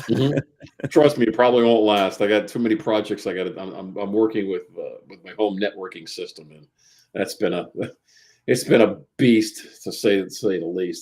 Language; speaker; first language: English; native; English